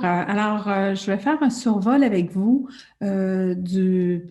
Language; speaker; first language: French; native; French